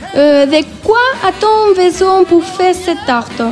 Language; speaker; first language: French; non-native, learner; Spanish